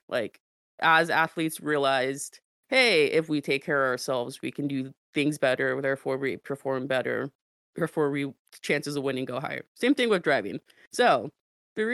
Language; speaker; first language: English; native; English